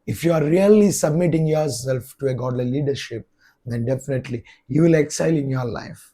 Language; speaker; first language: English; non-native, local second language; Telugu